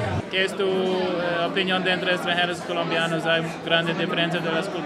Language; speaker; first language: Spanish; non-native, learner; English